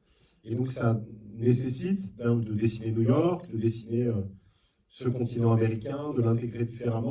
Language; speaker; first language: French; native; French